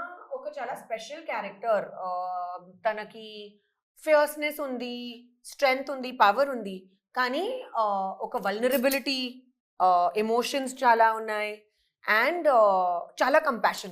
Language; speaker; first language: Telugu; non-native, local second language; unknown